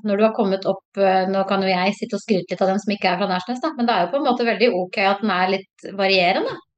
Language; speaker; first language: Norwegian; native; Norwegian